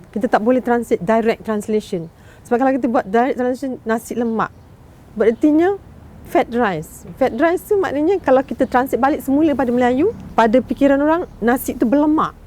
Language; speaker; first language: Malay; native; Malay